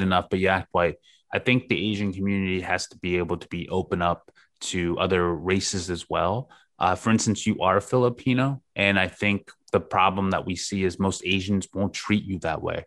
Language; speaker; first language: English; native; English